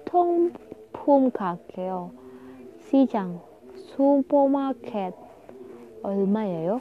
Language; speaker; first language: Korean; non-native, learner; Indonesian